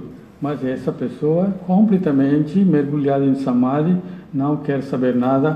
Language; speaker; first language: Portuguese; non-native, learner; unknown